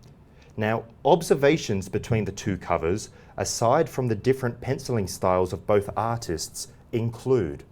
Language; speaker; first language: English; native; English